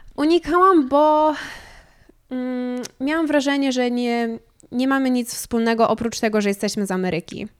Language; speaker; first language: Polish; early bilingual, heritage; Polish